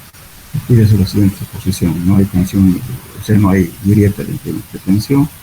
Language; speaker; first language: Spanish; native; Spanish